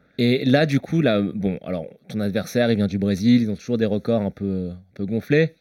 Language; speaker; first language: French; native; French